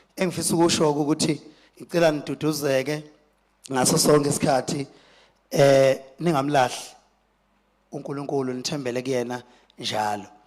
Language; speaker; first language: Zulu; native; Zulu